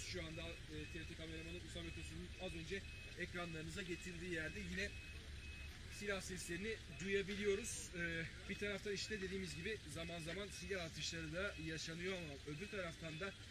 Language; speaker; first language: Turkish; native; Turkish